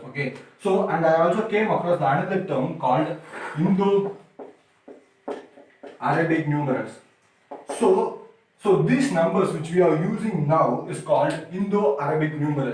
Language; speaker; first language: English; non-native, local second language; Tamil